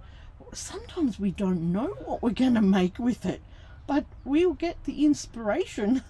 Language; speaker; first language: English; native; English